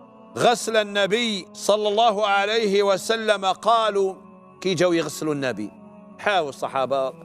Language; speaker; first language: Arabic; native; Arabic